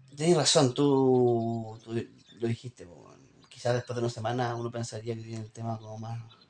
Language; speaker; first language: Spanish; native; Spanish